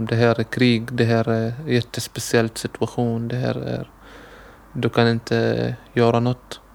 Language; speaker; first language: Swedish; non-native, learner; Arabic